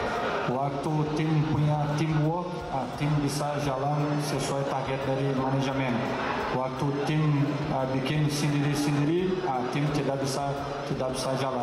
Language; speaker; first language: Indonesian; non-native, fluent; Portuguese